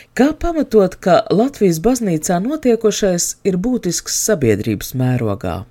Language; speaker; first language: Latvian; native; Latvian